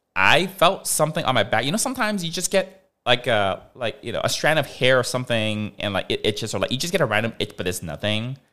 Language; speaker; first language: English; non-native, local second language; Cantonese